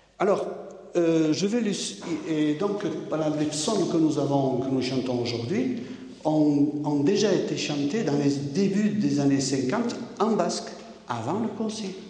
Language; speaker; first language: French; non-native, local second language; Basque